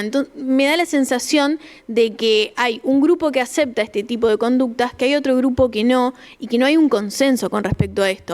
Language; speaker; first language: Spanish; native; Spanish